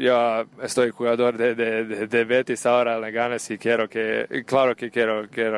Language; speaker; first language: Spanish; non-native, learner; Serbian